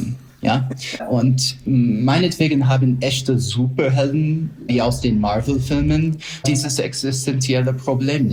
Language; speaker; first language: German; non-native, fluent; English